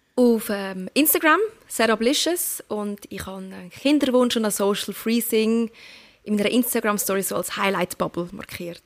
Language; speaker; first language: German; early bilingual, other home language; Turkish